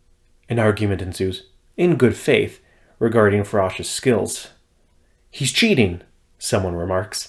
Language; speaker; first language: English; native; English